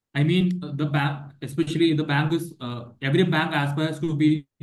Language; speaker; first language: English; non-native, local second language; Malayalam